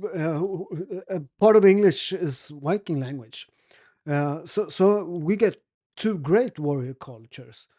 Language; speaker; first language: English; non-native, fluent; Italian